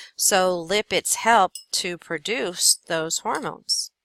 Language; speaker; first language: English; native; English